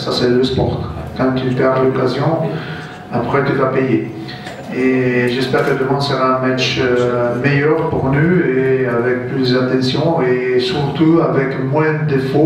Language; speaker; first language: French; non-native, fluent; Turkish